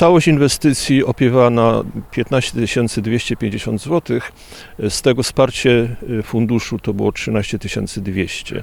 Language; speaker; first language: Polish; native; Polish